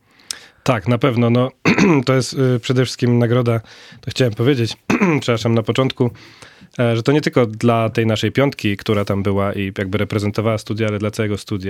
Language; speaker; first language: Polish; native; Polish